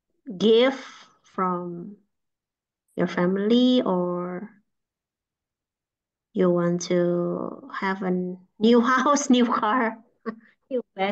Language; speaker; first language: English; non-native, fluent; Indonesian